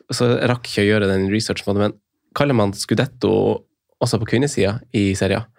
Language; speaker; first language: Norwegian; native; Norwegian